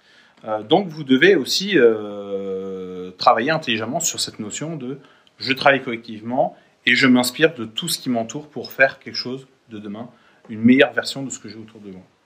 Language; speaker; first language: French; native; French